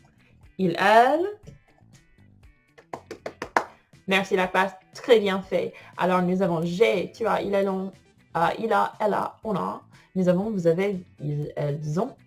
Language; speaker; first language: French; non-native, fluent; English